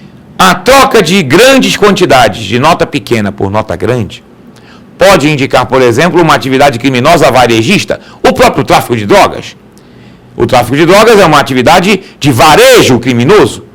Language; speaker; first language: Portuguese; native; Portuguese